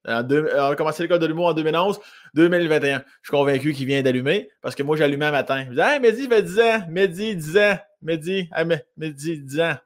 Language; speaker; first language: French; native; French